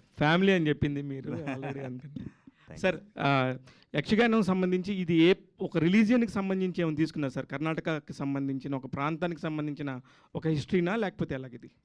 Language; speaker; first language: Telugu; native; Telugu